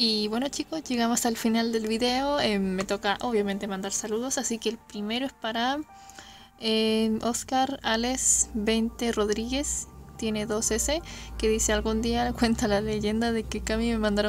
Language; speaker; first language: Spanish; native; Spanish